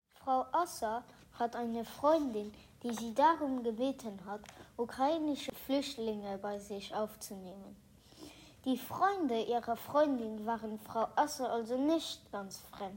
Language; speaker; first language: German; non-native, local second language; Luxembourgish